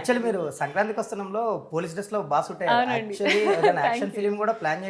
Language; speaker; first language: Telugu; native; Telugu